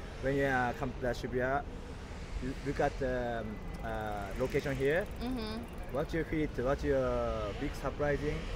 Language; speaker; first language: English; non-native, learner; Japanese